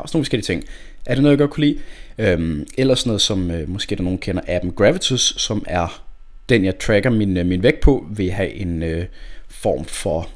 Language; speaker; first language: Danish; native; Danish